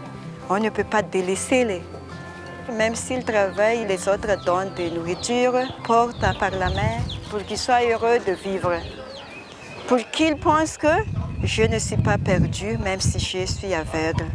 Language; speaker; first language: French; non-native, learner; Malagasy